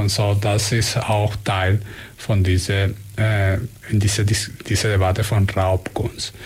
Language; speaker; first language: German; non-native, fluent; Spanish